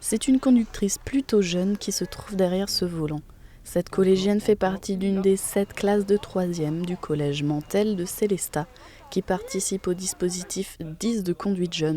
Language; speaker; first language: French; native; French